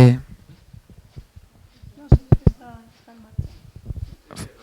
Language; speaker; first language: Catalan; native; Catalan